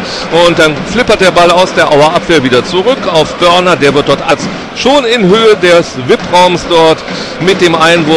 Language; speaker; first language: German; native; German